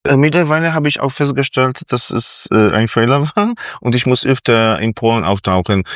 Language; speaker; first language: German; non-native, fluent; Polish